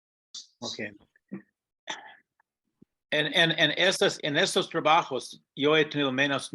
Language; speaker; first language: Spanish; non-native, fluent; English